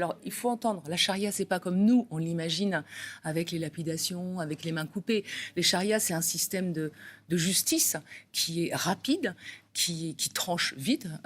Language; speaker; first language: French; native; French